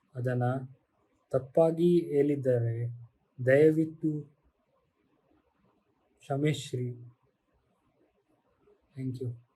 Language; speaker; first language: Kannada; non-native, learner; Hindi